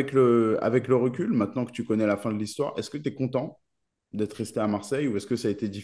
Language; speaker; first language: French; native; French